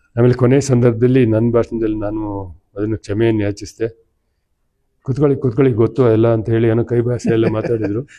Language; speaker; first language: Kannada; native; Kannada